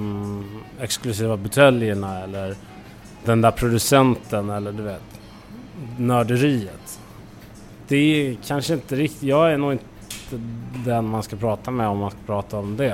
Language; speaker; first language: Swedish; native; Swedish